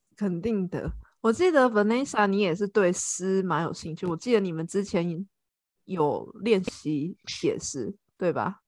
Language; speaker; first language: Chinese; native; Chinese